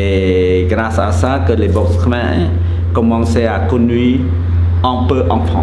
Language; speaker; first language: French; non-native, fluent; Khmer